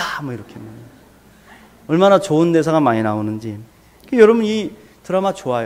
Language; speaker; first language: Korean; native; Korean